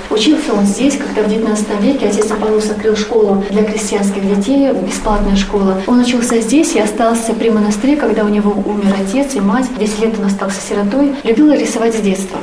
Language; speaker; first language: Russian; native; Russian